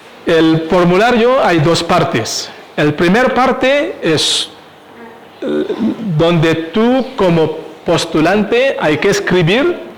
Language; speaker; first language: Spanish; non-native, fluent; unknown